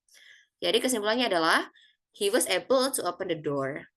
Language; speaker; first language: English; non-native, fluent; Indonesian